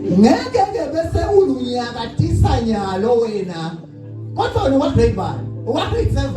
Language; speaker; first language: Zulu; non-native, local second language; Swati